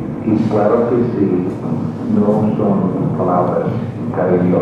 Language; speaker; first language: Spanish; non-native, fluent; English